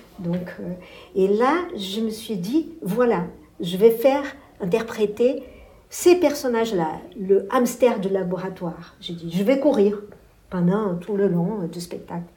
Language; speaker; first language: French; non-native, fluent; Portuguese